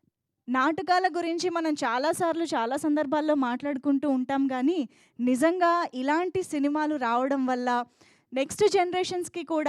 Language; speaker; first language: Telugu; native; Telugu